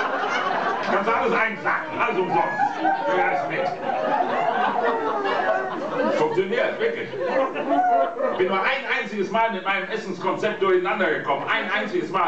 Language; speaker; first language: German; native; German